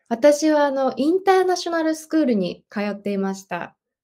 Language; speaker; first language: Japanese; native; Japanese